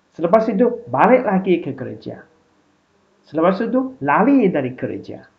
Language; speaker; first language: Malay; non-native, local second language; Chinese